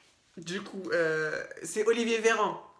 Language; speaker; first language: French; native; French